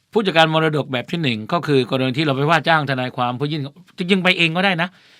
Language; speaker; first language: Thai; native; Thai